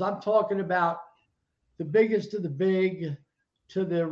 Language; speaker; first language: English; native; English